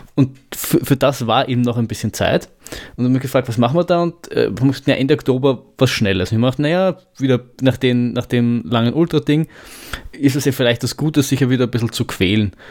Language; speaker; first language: German; native; German